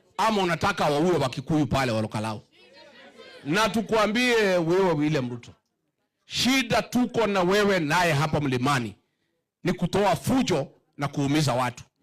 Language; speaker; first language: Swahili; non-native, local second language; Kikuyu